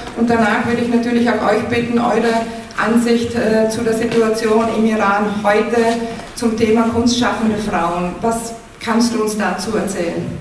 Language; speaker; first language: German; native; German